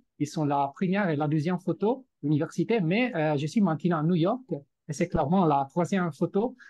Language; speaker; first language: French; non-native, fluent; Italian